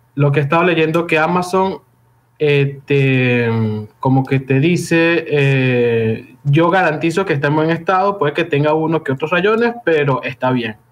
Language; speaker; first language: Spanish; native; Spanish